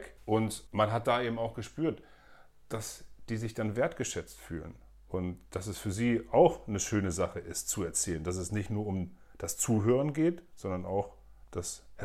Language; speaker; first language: German; native; German